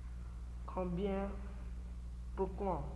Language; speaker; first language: French; non-native, learner; English